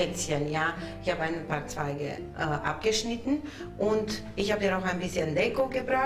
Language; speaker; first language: German; non-native, local second language; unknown